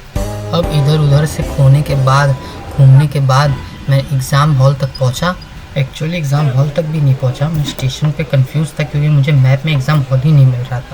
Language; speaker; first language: Hindi; native; Hindi